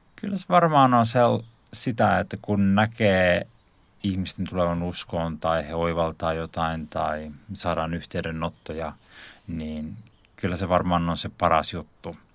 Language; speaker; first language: Finnish; native; Finnish